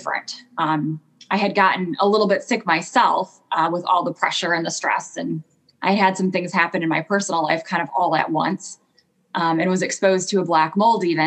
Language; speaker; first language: English; native; English